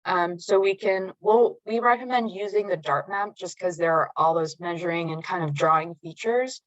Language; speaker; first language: English; native; English